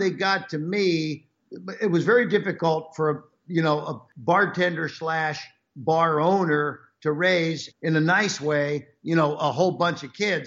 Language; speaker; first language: English; native; English